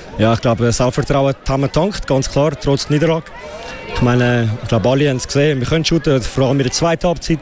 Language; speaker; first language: German; native; German